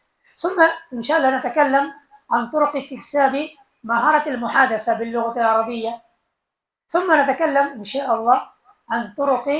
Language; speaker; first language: Arabic; non-native, fluent; Bangla